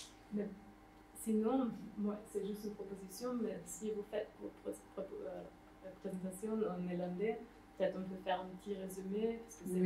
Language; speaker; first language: French; non-native, fluent; Dutch